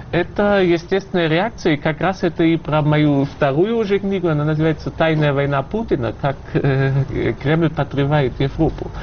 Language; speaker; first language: Russian; non-native, fluent; German